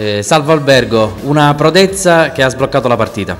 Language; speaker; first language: Italian; native; Italian